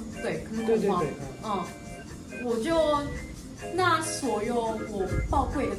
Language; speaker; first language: Chinese; non-native, fluent; Indonesian